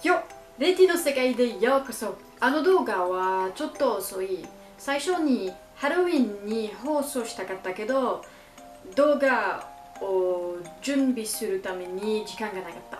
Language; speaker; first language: Japanese; non-native, learner; French